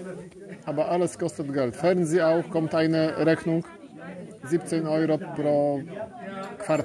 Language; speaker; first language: German; non-native, learner; Polish